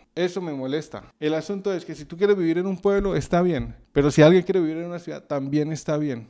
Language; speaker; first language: Spanish; native; Spanish